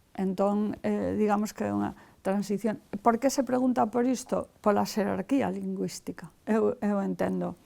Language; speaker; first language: Galician; non-native, local second language; Spanish